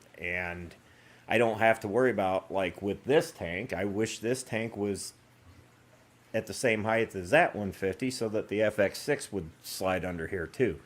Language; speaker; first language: English; native; English